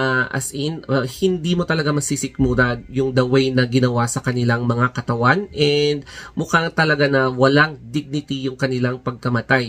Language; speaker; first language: Filipino; native; Filipino